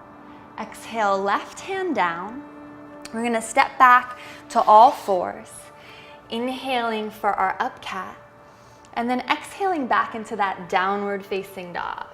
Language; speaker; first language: English; native; English